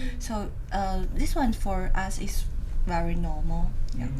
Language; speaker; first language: English; non-native, learner; Chinese